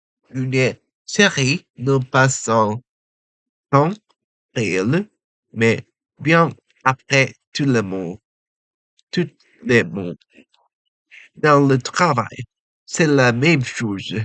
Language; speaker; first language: French; non-native, learner; Japanese